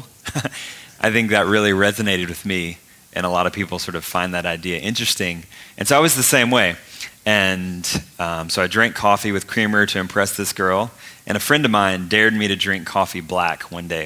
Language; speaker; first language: English; native; English